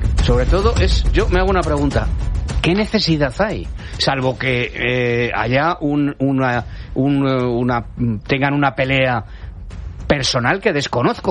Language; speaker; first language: Spanish; native; Spanish